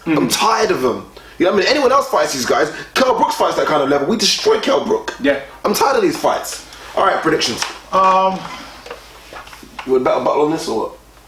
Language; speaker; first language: English; native; English